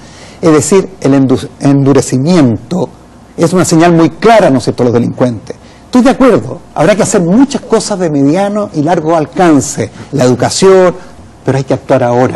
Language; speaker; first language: Spanish; native; Spanish